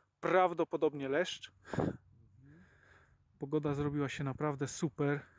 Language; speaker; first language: Polish; native; Polish